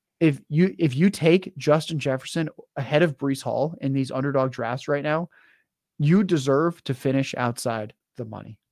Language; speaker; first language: English; native; English